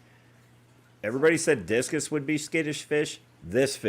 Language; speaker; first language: English; native; English